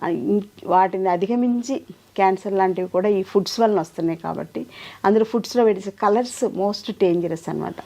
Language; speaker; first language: Telugu; native; Telugu